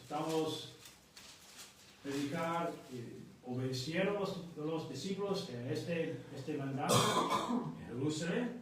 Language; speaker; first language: Spanish; non-native, fluent; English